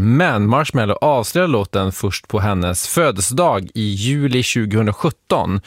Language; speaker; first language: Swedish; native; Swedish